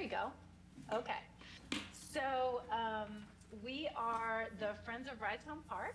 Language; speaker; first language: English; native; English